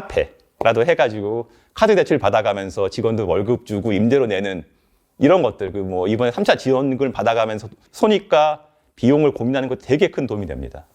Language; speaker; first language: Korean; native; Korean